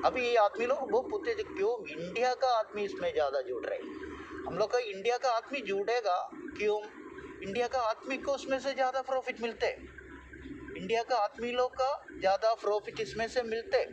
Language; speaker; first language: Hindi; non-native, local second language; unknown